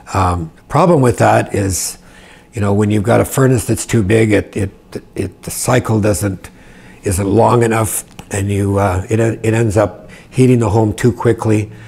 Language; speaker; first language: English; native; English